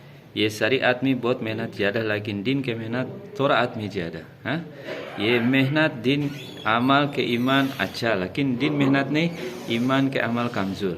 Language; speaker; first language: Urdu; non-native, learner; Indonesian